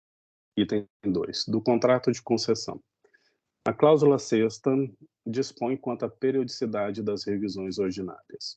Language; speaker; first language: Portuguese; native; Portuguese